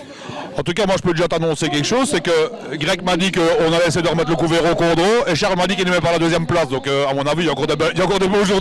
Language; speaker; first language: French; native; French